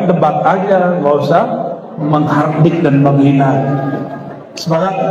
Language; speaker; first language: Indonesian; native; Indonesian